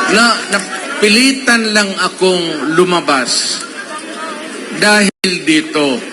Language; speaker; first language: Filipino; non-native, local second language; Cebuano